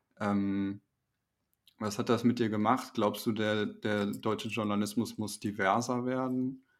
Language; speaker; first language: German; native; German